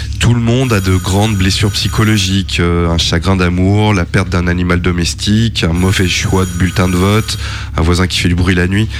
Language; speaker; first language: French; native; French